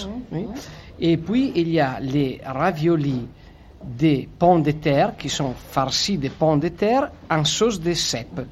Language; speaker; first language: French; non-native, fluent; Italian